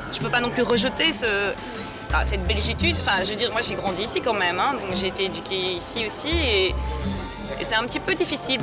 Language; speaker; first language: French; early bilingual, other home language; Portuguese